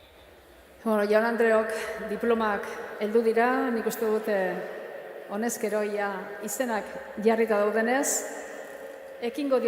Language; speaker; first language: Basque; native; Basque